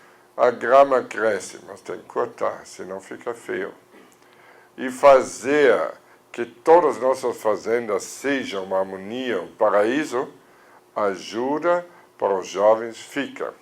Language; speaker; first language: Portuguese; non-native, fluent; German